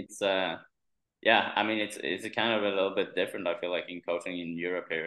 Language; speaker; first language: English; non-native, fluent; Swedish